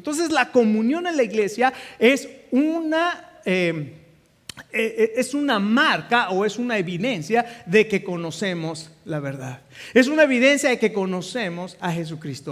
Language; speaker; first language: Spanish; native; Spanish